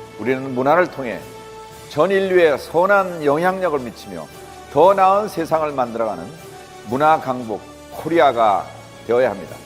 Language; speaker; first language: Korean; native; Korean